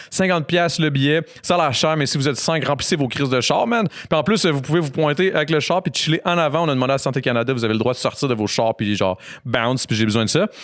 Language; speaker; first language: French; native; French